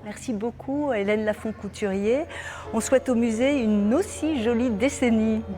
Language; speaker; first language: French; native; French